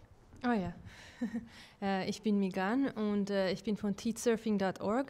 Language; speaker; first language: German; non-native, learner; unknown